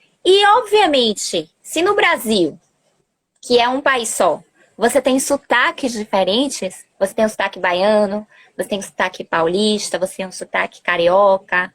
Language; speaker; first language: Portuguese; early bilingual, other home language; Spanish